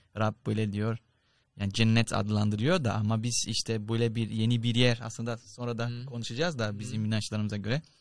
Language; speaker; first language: Turkish; non-native, fluent; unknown